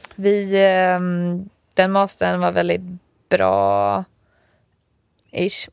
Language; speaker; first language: Swedish; native; Swedish